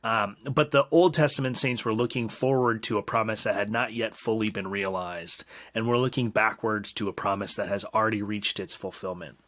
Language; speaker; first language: English; native; English